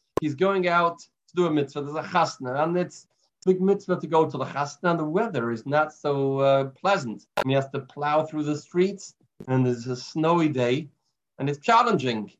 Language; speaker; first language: English; native; English